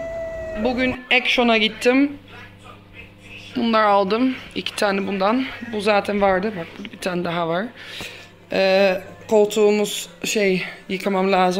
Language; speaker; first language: Turkish; non-native, learner; Dutch